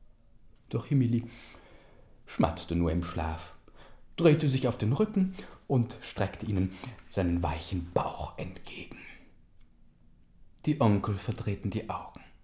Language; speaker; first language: German; native; German